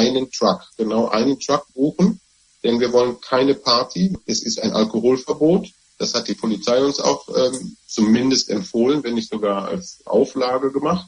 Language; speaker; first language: German; native; German